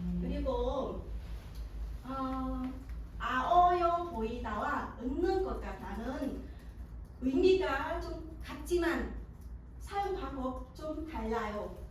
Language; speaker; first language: Korean; non-native, fluent; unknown